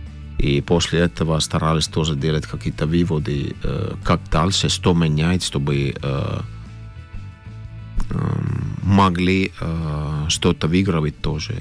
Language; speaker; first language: Russian; non-native, fluent; Finnish